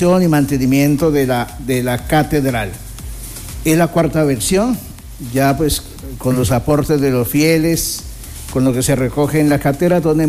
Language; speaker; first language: Spanish; native; Spanish